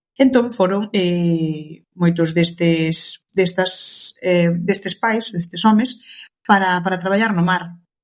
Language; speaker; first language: Galician; early bilingual, other home language; Kabuverdianu